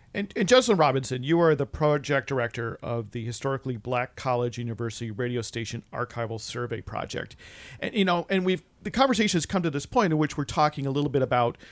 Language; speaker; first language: English; native; English